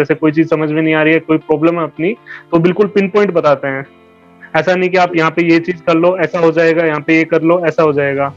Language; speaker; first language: Hindi; native; Hindi